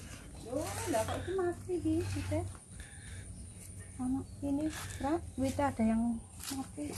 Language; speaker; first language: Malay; non-native, local second language; Javanese